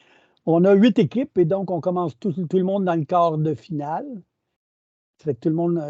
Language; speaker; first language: French; native; French